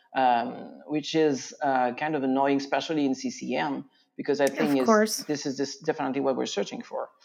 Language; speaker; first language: English; non-native, fluent; French